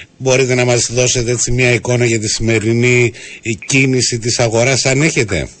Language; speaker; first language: Greek; native; Greek